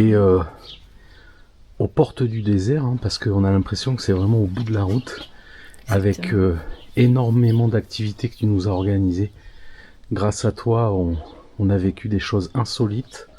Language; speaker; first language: French; native; French